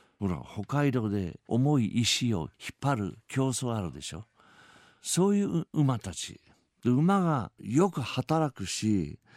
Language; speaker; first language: Japanese; non-native, fluent; English